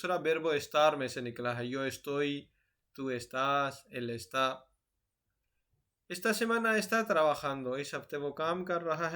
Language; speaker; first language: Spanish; non-native, fluent; Urdu